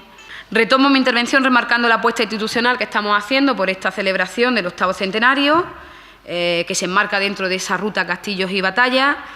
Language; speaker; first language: Spanish; native; Spanish